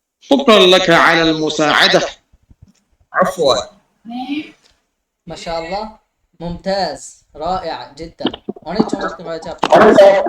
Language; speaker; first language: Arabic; non-native, fluent; Bangla